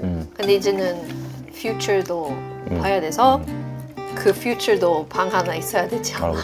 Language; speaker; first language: Korean; non-native, fluent; Swedish